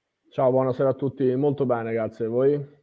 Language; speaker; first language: Italian; native; Italian